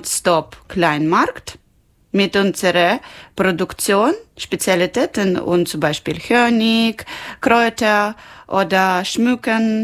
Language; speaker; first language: German; non-native, local second language; Ukrainian